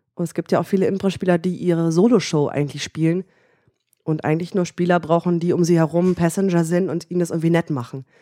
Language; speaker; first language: German; native; German